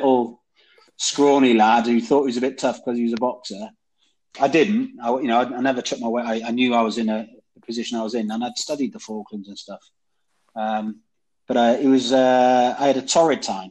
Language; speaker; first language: English; native; English